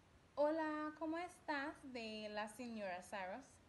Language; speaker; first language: Spanish; non-native, learner; English